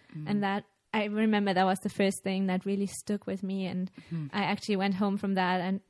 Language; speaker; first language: English; non-native, fluent; German